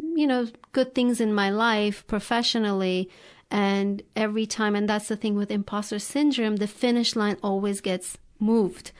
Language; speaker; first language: English; non-native, fluent; Turkish